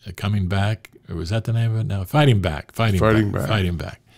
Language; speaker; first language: English; native; English